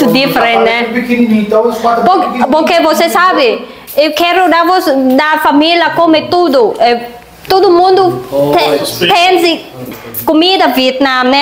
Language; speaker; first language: Portuguese; non-native, learner; Vietnamese